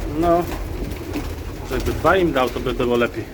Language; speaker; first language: Polish; native; Polish